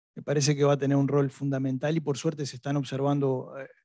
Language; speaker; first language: Spanish; native; Spanish